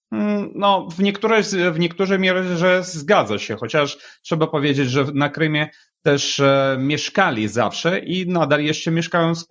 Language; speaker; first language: Polish; non-native, fluent; Ukrainian